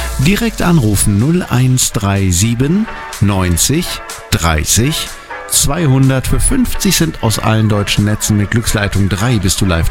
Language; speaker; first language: German; native; German